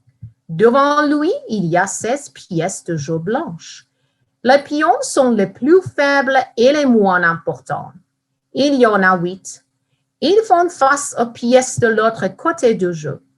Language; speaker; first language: French; non-native, fluent; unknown